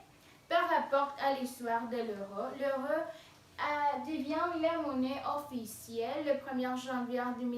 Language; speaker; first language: French; non-native, fluent; Spanish